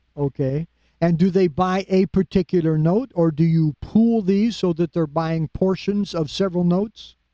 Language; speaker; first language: English; native; English